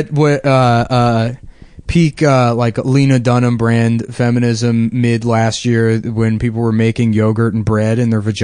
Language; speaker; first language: English; native; English